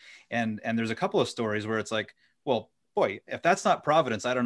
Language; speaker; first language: English; native; English